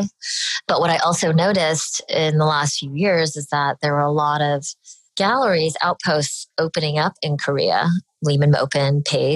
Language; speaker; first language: English; native; English